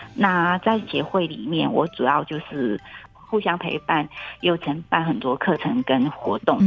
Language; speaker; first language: Chinese; native; Chinese